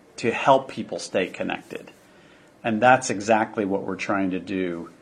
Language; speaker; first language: English; native; English